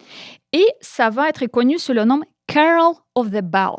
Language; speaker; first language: French; non-native, fluent; Ukrainian